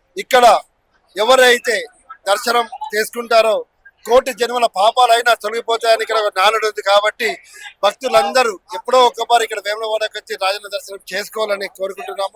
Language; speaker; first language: Telugu; native; Telugu